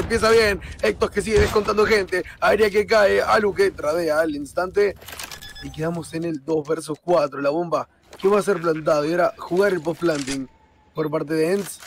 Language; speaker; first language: Spanish; native; Spanish